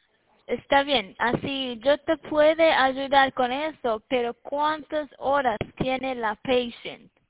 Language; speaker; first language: Spanish; early bilingual, heritage; Spanish